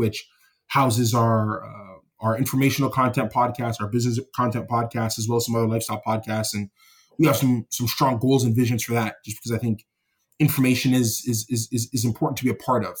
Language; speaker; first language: English; native; English